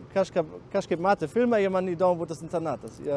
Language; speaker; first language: Lithuanian; non-native, learner; German